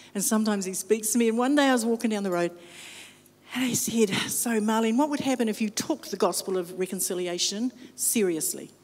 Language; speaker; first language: English; native; English